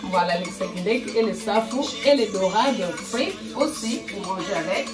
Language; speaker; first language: French; non-native, local second language; Lingala